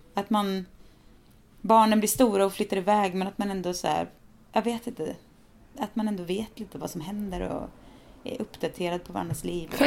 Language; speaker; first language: Swedish; native; Swedish